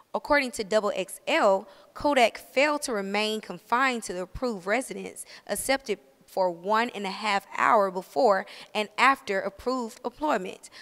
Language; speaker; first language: English; native; English